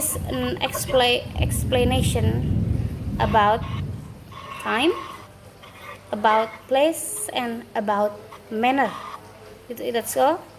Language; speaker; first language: English; non-native, fluent; Indonesian